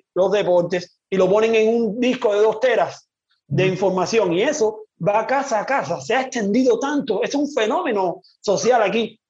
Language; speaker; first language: Spanish; native; Spanish